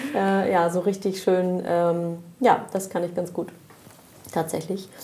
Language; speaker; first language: German; native; German